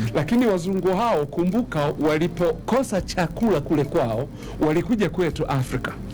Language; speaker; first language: Swahili; native; Swahili